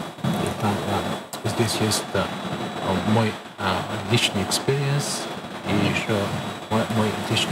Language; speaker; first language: Russian; non-native, fluent; Mongolian